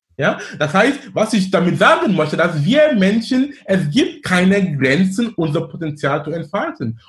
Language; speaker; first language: German; non-native, fluent; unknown